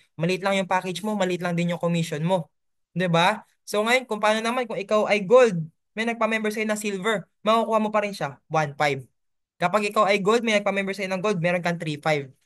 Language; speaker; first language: Filipino; native; Filipino